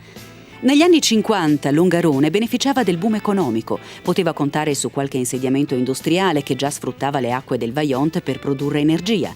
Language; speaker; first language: Italian; native; Italian